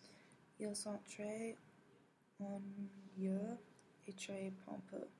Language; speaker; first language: French; non-native, learner; English